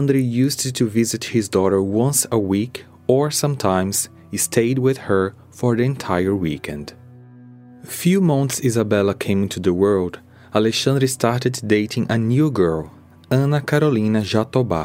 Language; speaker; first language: English; non-native, fluent; Portuguese